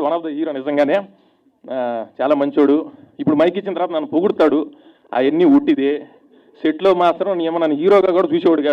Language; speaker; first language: Telugu; native; Telugu